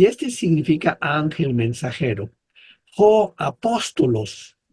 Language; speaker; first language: Spanish; native; Spanish